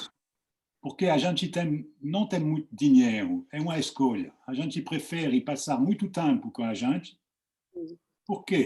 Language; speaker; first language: Portuguese; non-native, fluent; French